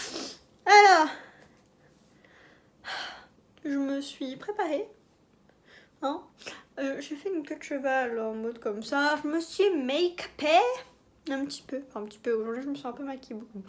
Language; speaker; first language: French; native; French